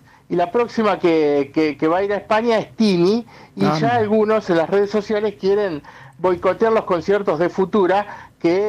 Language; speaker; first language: Spanish; native; Spanish